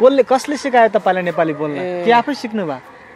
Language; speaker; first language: Nepali; native; Nepali